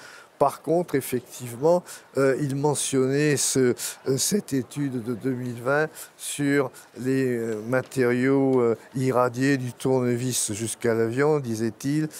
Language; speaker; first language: French; native; French